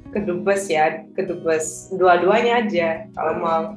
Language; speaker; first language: Indonesian; non-native, fluent; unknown